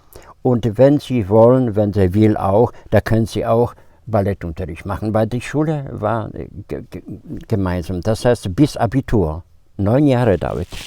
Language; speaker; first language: German; non-native, fluent; Polish